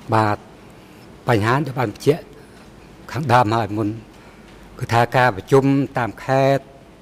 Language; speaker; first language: Khmer; non-native, local second language; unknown